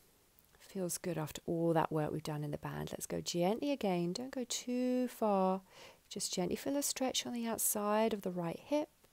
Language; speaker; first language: English; native; English